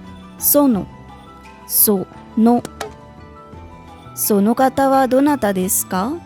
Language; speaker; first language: Japanese; non-native, fluent; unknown